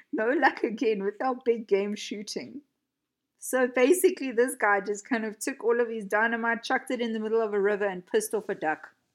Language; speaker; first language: English; native; English